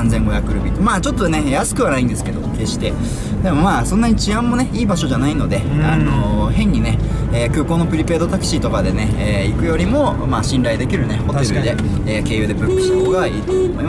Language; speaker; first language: Japanese; native; Japanese